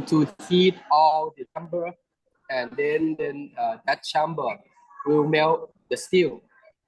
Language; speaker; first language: English; non-native, learner; Thai